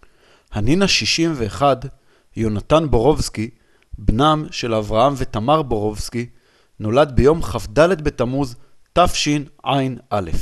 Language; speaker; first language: Hebrew; native; Hebrew